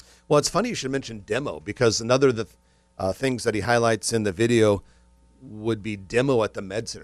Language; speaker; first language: English; native; English